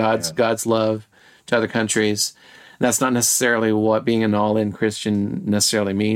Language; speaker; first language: English; native; English